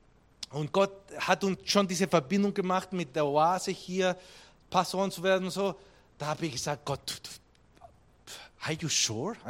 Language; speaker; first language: German; non-native, fluent; Spanish